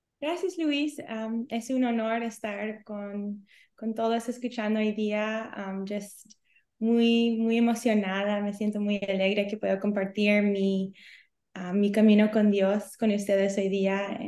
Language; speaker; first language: Spanish; early bilingual, heritage; Spanish